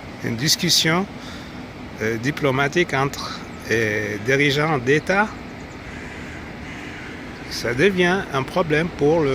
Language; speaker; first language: French; non-native, fluent; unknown